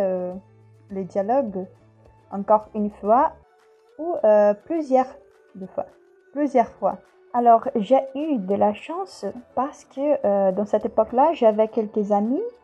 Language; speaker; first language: French; non-native, fluent; Portuguese